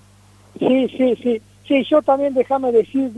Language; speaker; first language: Spanish; native; Spanish